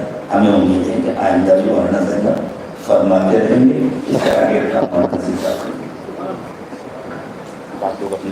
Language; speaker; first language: Urdu; native; Urdu